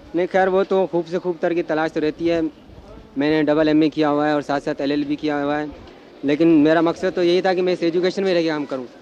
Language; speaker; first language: Urdu; native; Urdu